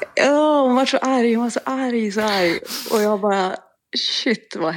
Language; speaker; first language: Swedish; native; Swedish